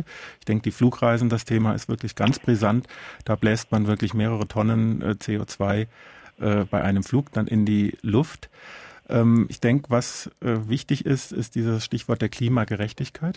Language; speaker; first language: German; native; German